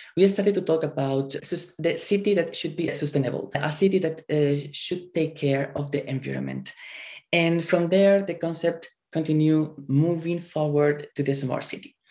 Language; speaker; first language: English; non-native, fluent; Spanish